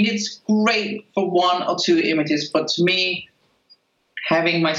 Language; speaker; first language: English; non-native, fluent; Spanish